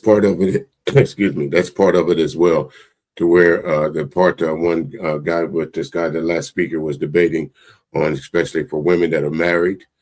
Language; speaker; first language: English; native; English